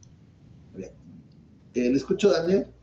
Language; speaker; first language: Spanish; native; Spanish